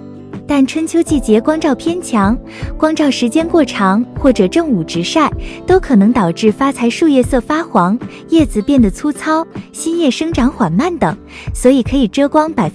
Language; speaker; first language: Chinese; native; Chinese